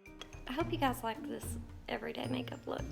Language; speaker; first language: English; native; English